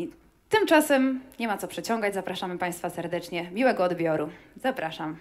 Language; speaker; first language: Polish; native; Polish